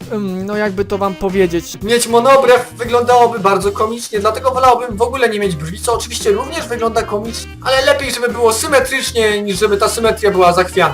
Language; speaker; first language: Polish; native; Polish